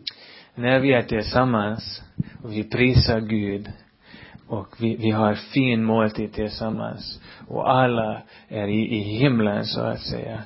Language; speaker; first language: Swedish; non-native, fluent; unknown